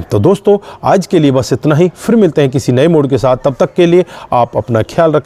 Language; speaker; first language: Hindi; native; Hindi